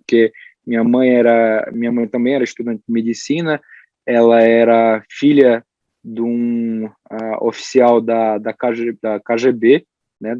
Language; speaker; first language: Portuguese; early bilingual, heritage; Portuguese